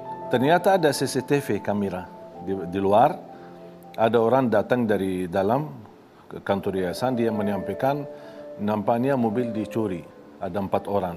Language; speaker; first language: Indonesian; non-native, fluent; Arabic